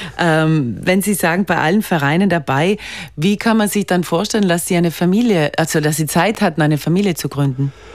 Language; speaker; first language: German; native; German